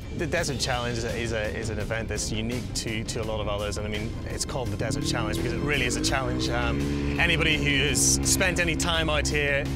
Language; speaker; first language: English; native; English